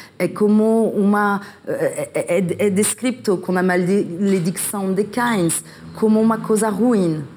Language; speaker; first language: Portuguese; non-native, fluent; French